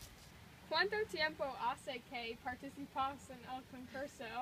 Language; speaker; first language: Spanish; non-native, learner; English